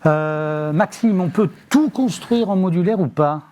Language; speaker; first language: French; native; French